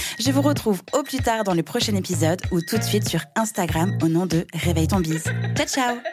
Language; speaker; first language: French; native; French